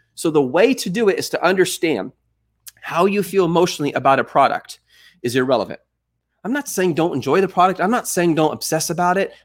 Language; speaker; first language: English; native; English